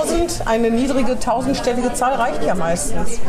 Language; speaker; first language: German; native; German